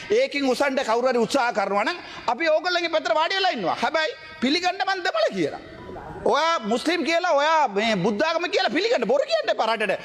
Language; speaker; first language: Sinhala; non-native, local second language; Tamil